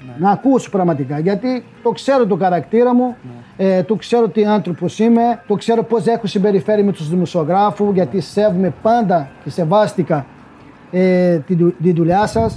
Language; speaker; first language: Greek; non-native, fluent; Portuguese